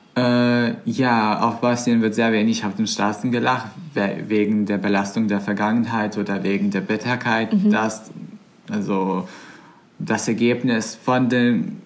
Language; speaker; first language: German; non-native, fluent; Croatian